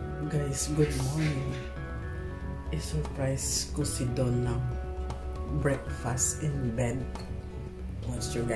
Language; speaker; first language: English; non-native, local second language; Filipino